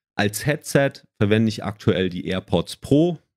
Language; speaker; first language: German; native; German